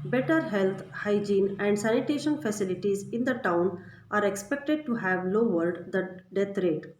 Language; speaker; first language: English; non-native, local second language; Kannada